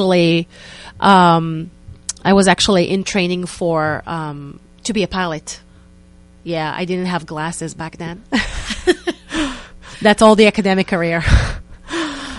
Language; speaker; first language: English; non-native, fluent; Hebrew